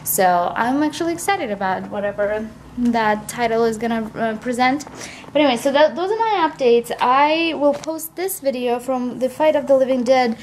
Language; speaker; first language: English; non-native, fluent; Russian